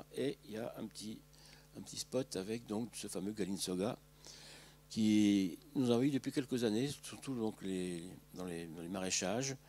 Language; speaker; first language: French; native; French